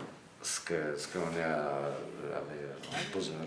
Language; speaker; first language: French; non-native, fluent; Serbian